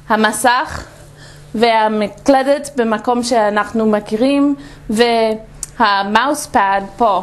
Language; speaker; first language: Hebrew; non-native, fluent; English